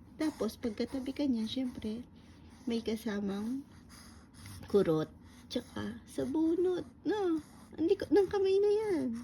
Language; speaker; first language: Filipino; native; Filipino